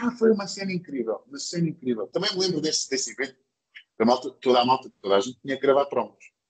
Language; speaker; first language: Portuguese; early bilingual, other home language; English